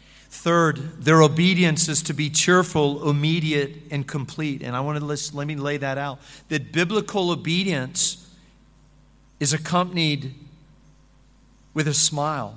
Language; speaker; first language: English; native; English